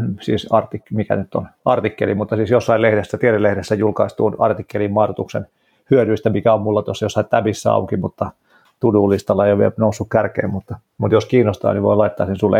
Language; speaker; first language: Finnish; native; Finnish